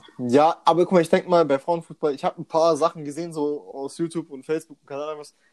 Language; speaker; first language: German; native; German